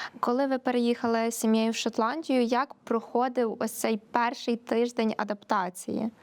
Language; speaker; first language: Ukrainian; native; Ukrainian